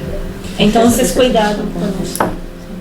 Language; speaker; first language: Spanish; non-native, fluent; Portuguese